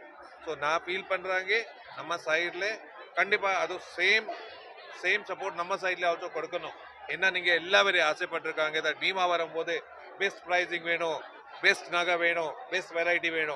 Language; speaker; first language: Tamil; non-native, learner; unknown